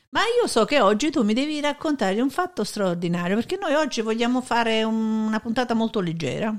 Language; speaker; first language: Italian; native; Italian